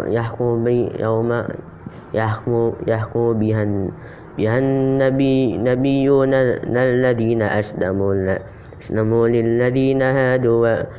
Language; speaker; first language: Arabic; non-native, learner; Indonesian